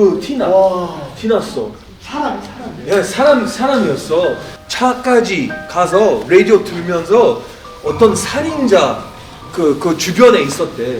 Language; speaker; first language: Korean; early bilingual, heritage; Korean